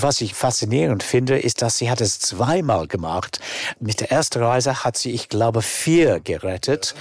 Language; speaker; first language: German; non-native, fluent; English